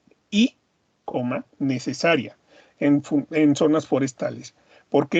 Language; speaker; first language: Spanish; native; Spanish